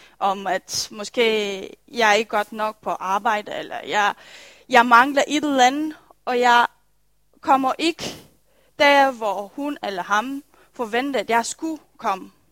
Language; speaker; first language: Danish; non-native, fluent; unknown